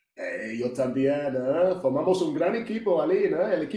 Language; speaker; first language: Spanish; non-native, fluent; English